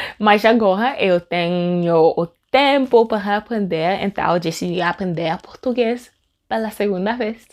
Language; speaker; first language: Portuguese; non-native, learner; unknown